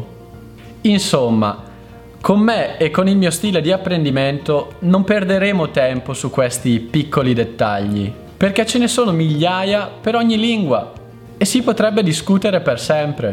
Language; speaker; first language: Italian; native; Italian